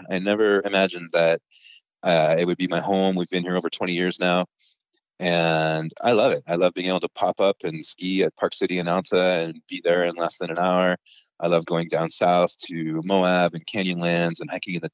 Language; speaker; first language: English; native; English